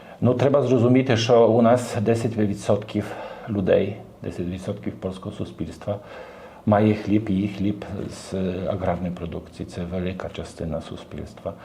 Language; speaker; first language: Ukrainian; non-native, learner; Polish